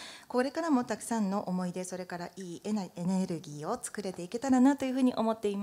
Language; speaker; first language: Japanese; native; Japanese